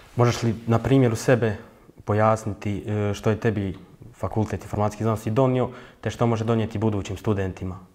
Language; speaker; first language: Croatian; native; Croatian